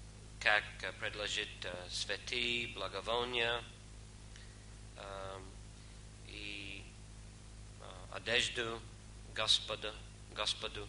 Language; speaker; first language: Russian; non-native, fluent; English